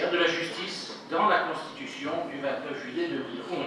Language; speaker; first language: French; native; French